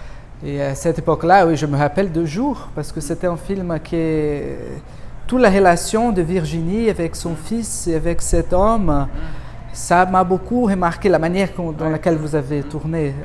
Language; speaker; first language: French; non-native, fluent; Portuguese